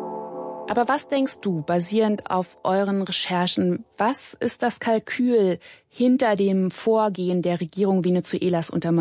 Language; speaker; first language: German; native; German